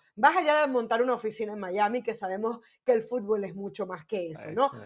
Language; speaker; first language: Spanish; native; Spanish